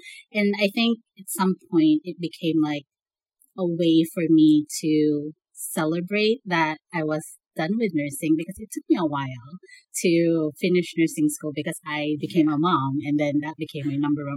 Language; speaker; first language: English; non-native, local second language; Bikol